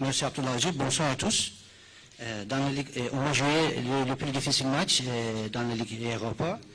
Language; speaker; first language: French; non-native, fluent; Turkish